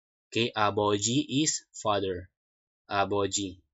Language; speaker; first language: English; non-native, local second language; Filipino